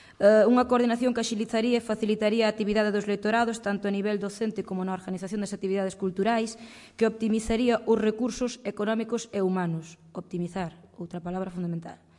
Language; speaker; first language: Galician; native; Galician